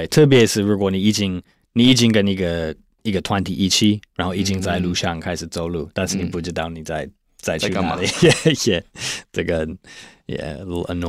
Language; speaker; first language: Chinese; non-native, fluent; English